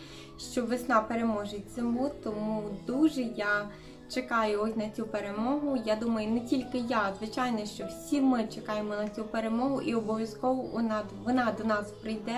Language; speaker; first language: Ukrainian; native; Ukrainian